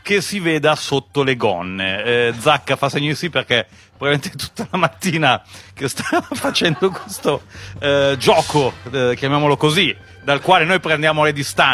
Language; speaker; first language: Italian; native; Italian